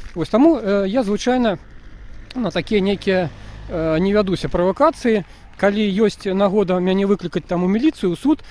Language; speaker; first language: Belarusian; non-native, local second language; Russian